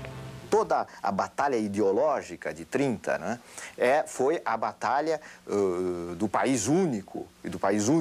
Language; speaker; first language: Portuguese; native; Portuguese